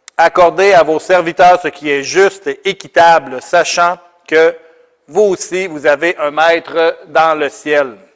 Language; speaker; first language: French; native; French